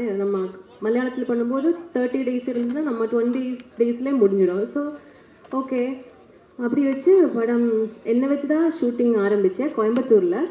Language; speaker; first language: Tamil; non-native, learner; Malayalam